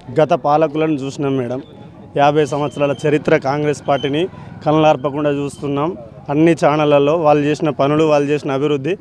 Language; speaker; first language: Telugu; native; Telugu